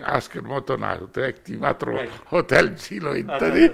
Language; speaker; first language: Bangla; non-native, fluent; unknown